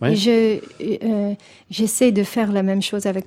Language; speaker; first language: French; non-native, fluent; English